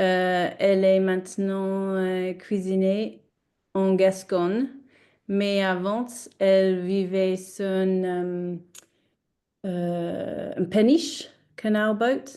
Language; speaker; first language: French; non-native, learner; English